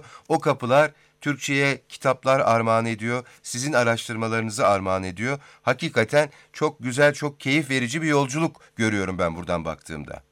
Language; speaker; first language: Turkish; native; Turkish